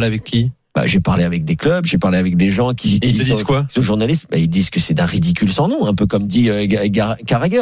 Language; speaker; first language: French; native; French